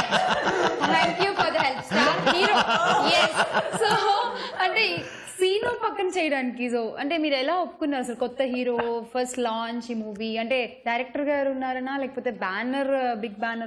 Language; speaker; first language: Telugu; native; Telugu